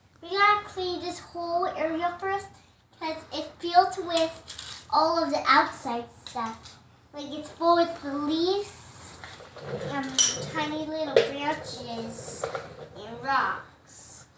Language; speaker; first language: English; native; English